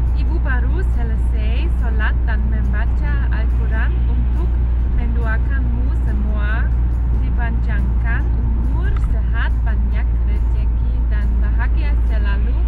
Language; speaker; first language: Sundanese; non-native, learner; German